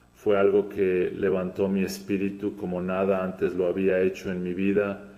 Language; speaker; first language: Spanish; non-native, fluent; Serbian